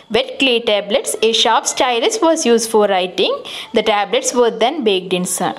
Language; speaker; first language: English; non-native, local second language; Malayalam